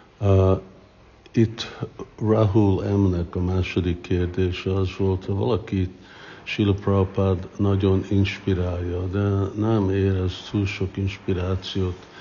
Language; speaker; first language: Hungarian; early bilingual, heritage; English